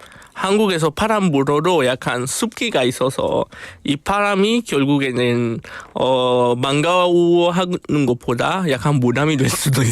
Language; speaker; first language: Korean; non-native, fluent; Spanish